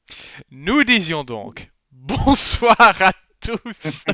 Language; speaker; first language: French; native; French